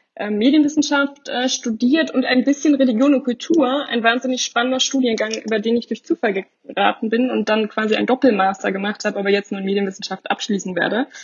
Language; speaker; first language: German; native; German